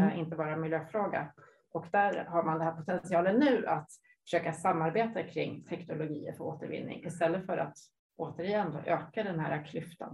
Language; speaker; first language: Swedish; native; Swedish